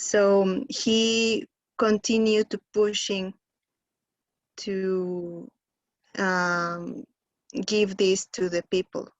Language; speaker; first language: English; non-native, learner; Spanish